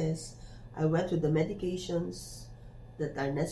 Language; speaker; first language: English; non-native, local second language; Filipino